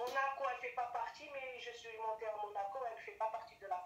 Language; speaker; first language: French; non-native, learner; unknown